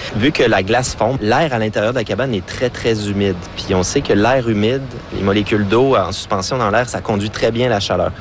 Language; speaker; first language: French; native; French